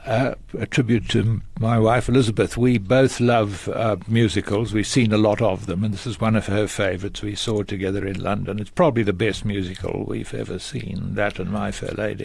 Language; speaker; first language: English; native; English